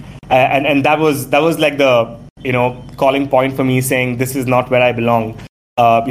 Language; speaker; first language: English; non-native, local second language; Tamil